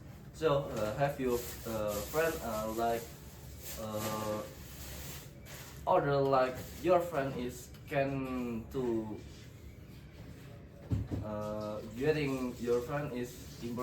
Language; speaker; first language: English; non-native, learner; Indonesian